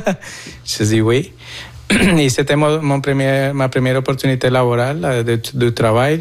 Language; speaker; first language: French; non-native, fluent; Spanish